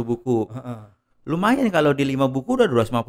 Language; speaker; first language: Indonesian; native; Indonesian